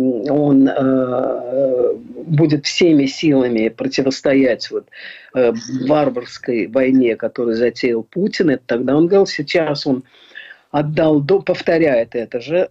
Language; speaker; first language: Russian; native; Russian